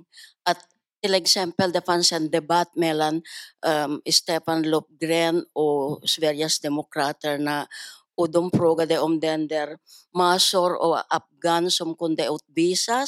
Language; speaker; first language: Swedish; non-native, learner; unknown